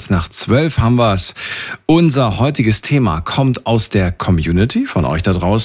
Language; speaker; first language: German; native; German